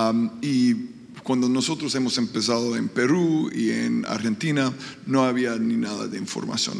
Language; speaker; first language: Spanish; non-native, fluent; English